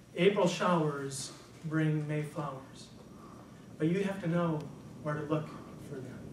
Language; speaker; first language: English; native; English